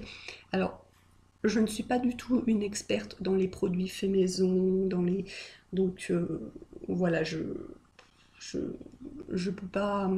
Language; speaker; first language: French; native; French